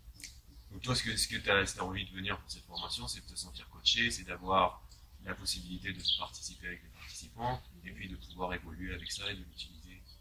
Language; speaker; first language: French; native; French